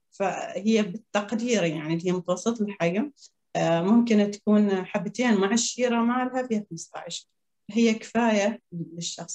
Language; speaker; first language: Arabic; native; Arabic